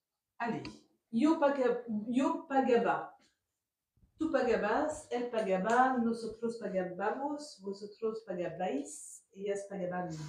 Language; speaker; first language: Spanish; non-native, learner; French